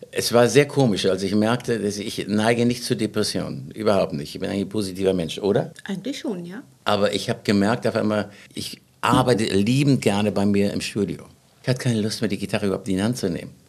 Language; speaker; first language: German; native; German